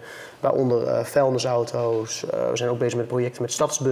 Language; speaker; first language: Dutch; native; Dutch